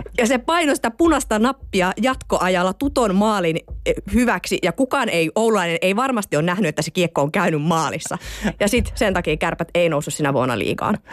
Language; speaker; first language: Finnish; native; Finnish